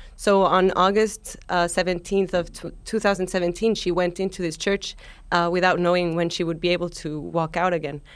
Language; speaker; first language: English; non-native, fluent; Spanish